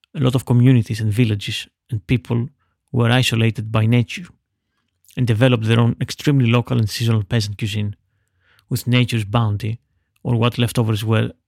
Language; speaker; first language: English; non-native, fluent; Greek